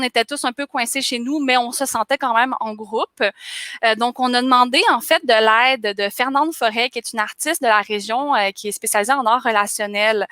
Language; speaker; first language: French; native; French